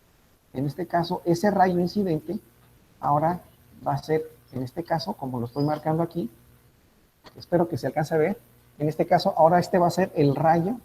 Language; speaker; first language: Spanish; native; Spanish